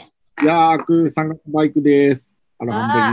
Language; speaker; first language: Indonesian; non-native, learner; Japanese